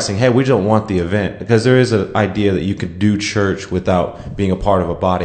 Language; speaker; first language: English; native; English